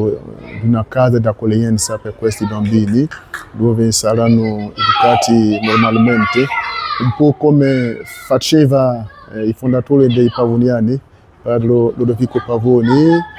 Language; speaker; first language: Italian; non-native, learner; French